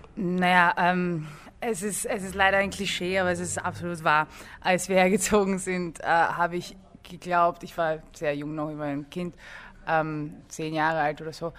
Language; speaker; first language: German; early bilingual, other home language; English